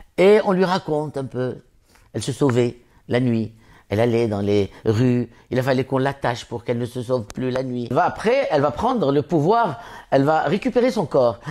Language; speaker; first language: French; non-native, local second language; Arabic